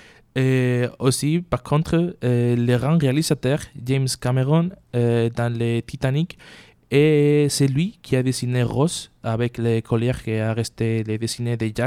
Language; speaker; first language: French; non-native, learner; Spanish